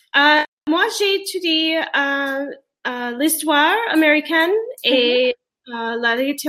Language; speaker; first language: French; non-native, learner; English